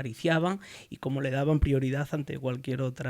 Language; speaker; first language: Spanish; native; Spanish